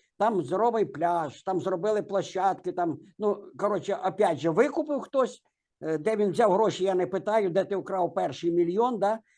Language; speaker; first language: Ukrainian; native; Ukrainian